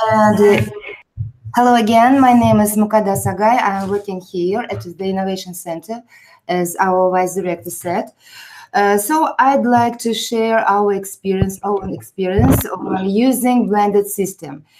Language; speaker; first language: English; non-native, fluent; Uzbek